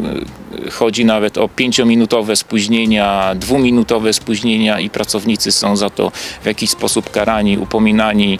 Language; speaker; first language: Polish; native; Polish